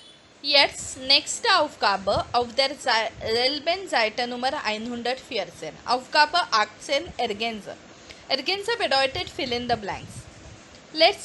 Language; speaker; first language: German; non-native, fluent; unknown